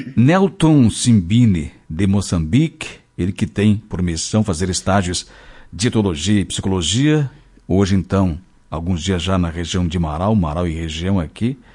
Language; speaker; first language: Portuguese; native; Portuguese